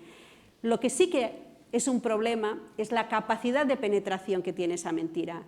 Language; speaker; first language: Spanish; non-native, local second language; Catalan